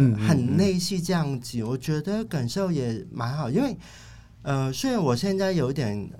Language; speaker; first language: Chinese; non-native, fluent; Cantonese